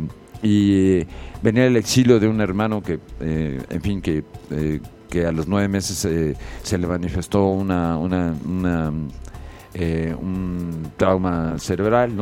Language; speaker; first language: Spanish; native; Spanish